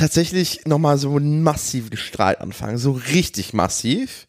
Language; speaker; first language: German; native; German